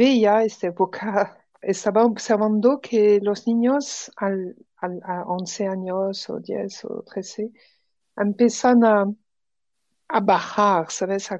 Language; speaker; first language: Spanish; non-native, fluent; French